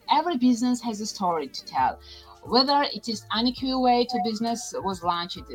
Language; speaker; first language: English; non-native, fluent; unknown